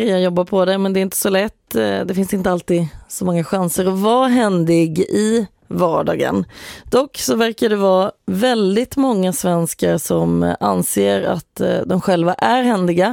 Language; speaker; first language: Swedish; native; Swedish